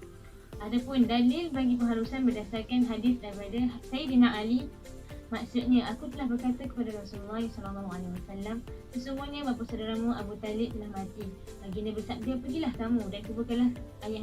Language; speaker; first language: Malay; native; Malay